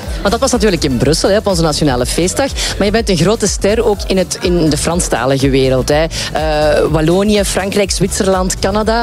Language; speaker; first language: Dutch; native; Dutch